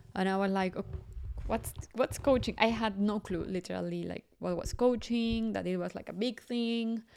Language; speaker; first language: English; non-native, fluent; Spanish